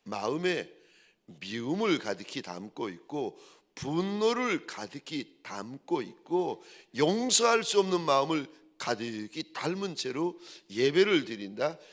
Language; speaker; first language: Korean; native; Korean